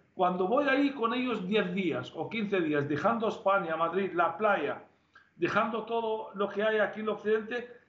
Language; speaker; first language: Spanish; non-native, fluent; Arabic